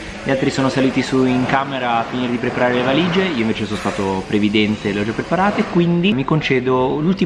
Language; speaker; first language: Italian; native; Italian